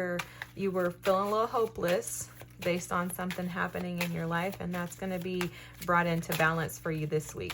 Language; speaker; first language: English; native; English